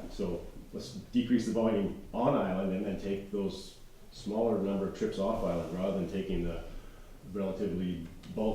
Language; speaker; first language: English; native; English